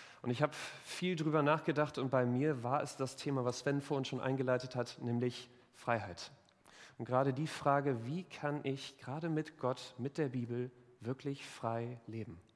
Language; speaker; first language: German; native; German